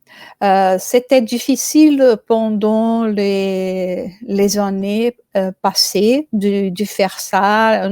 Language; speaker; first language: French; non-native, fluent; Portuguese